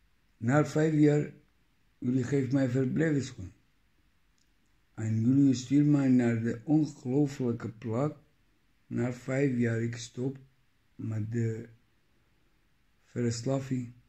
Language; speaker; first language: Dutch; non-native, learner; Persian